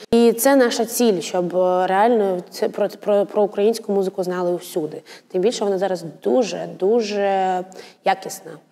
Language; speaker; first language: Ukrainian; non-native, local second language; Russian